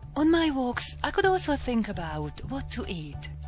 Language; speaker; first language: English; non-native, fluent; Hungarian